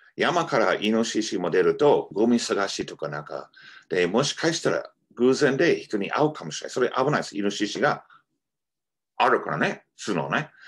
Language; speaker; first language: Japanese; non-native, fluent; English